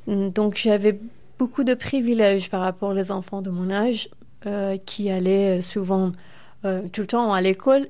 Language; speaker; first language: French; non-native, fluent; Persian